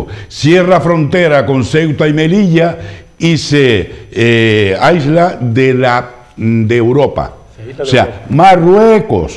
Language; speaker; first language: Spanish; native; Spanish